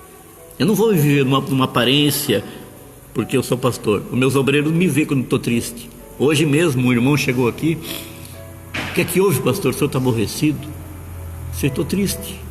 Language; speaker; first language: Portuguese; native; Portuguese